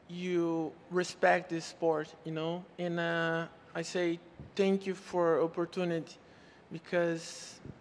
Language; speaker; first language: English; non-native, learner; Portuguese